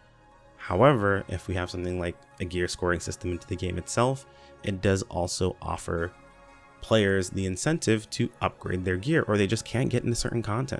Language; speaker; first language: English; native; English